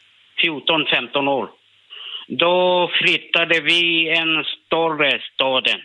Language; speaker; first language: Swedish; non-native, learner; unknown